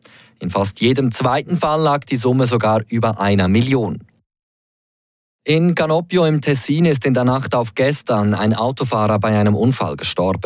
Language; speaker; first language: German; native; German